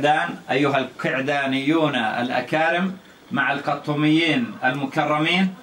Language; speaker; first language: Arabic; native; Arabic